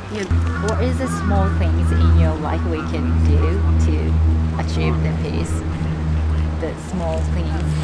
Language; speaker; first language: English; non-native, learner; Japanese